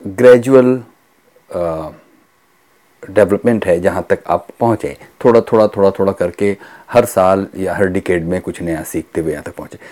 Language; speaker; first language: Hindi; native; Hindi